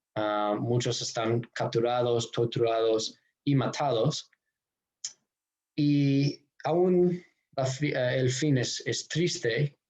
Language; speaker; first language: Spanish; non-native, fluent; English